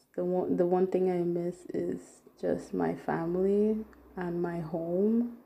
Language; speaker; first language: English; non-native, local second language; Yoruba